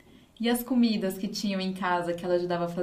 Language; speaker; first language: Portuguese; native; Portuguese